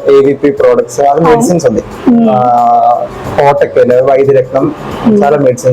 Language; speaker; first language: Telugu; non-native, learner; Malayalam